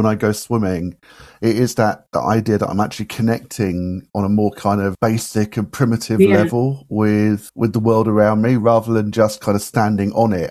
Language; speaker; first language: English; native; English